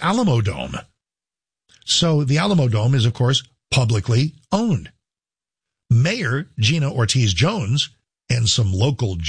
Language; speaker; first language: English; native; English